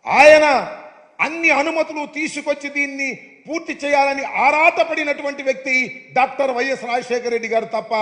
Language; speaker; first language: Telugu; native; Telugu